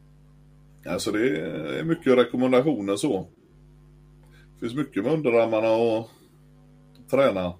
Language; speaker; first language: Swedish; native; Swedish